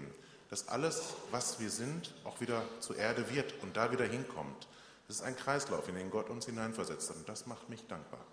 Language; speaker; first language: German; native; German